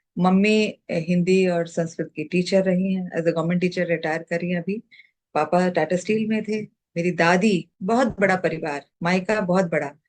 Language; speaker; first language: Hindi; native; Hindi